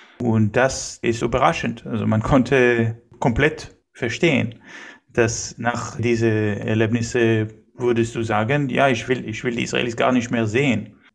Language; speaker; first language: German; non-native, fluent; Hebrew